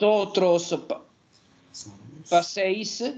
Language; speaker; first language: Spanish; non-native, learner; Italian